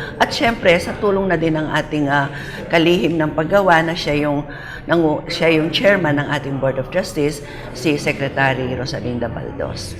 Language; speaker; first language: Filipino; non-native, local second language; Pampanga